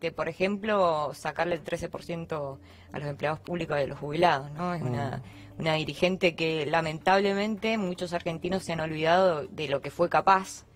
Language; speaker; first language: Spanish; native; Spanish